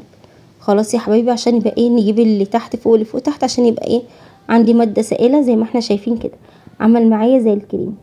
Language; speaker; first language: Arabic; native; Arabic